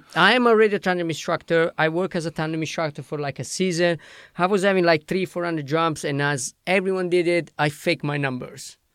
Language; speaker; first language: English; non-native, fluent; Italian